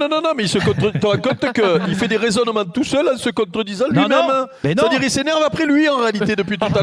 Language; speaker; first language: French; native; French